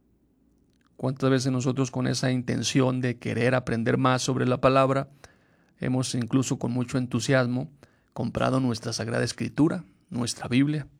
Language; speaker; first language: Spanish; native; Spanish